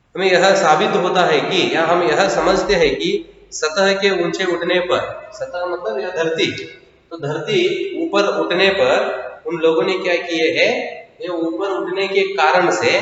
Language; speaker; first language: Hindi; non-native, local second language; Kannada